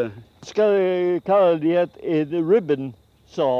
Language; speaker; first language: Swedish; early bilingual, heritage; Swedish